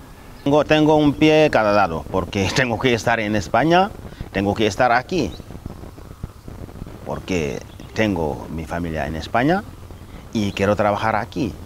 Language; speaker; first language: Spanish; non-native, learner; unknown